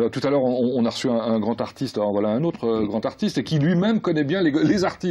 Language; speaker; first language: French; native; French